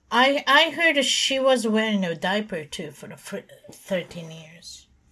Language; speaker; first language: English; non-native, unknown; Japanese